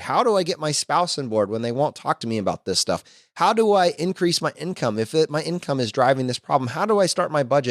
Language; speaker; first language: English; native; English